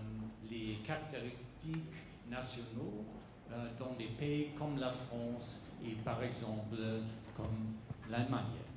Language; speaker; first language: French; non-native, fluent; German